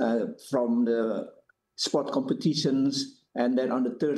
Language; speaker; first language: English; non-native, fluent; Indonesian